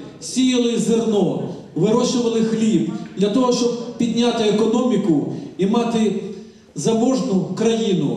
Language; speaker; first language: Ukrainian; native; Ukrainian